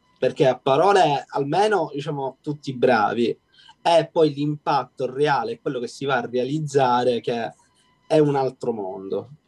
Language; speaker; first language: Italian; native; Italian